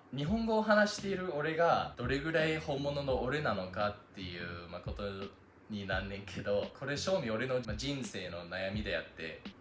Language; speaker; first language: Japanese; non-native, fluent; English